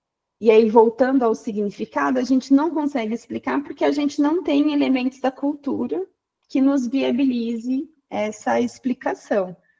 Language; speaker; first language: Portuguese; native; Portuguese